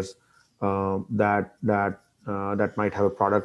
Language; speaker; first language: English; non-native, local second language; Hindi